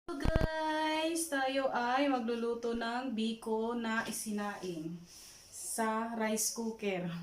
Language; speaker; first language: Filipino; non-native, local second language; Iloko